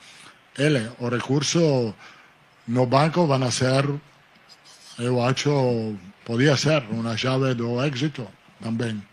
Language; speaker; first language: Portuguese; non-native, learner; Italian